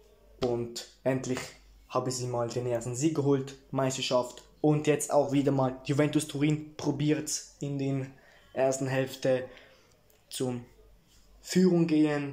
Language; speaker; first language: German; early bilingual, heritage; Italian